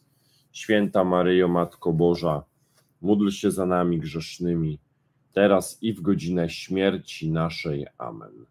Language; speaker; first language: Polish; native; Polish